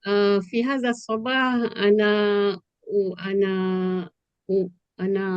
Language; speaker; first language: Arabic; non-native, learner; Malay